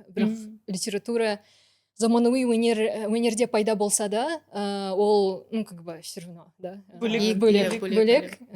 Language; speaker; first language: Kazakh; non-native, local second language; Russian